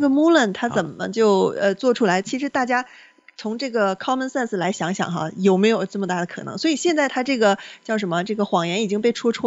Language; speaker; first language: Chinese; native; Chinese